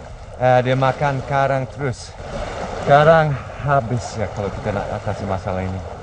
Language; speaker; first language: Indonesian; non-native, learner; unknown